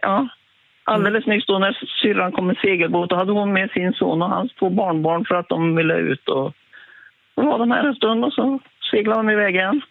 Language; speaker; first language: Swedish; native; Swedish